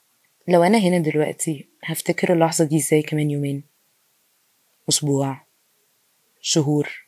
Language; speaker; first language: Arabic; native; Arabic